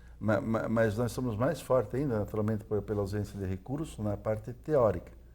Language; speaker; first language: Portuguese; native; Portuguese